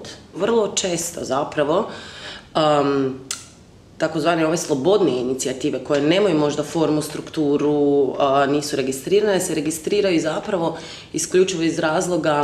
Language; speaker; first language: Croatian; native; Croatian